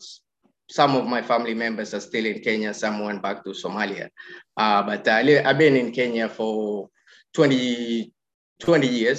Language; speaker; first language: English; non-native, local second language; Somali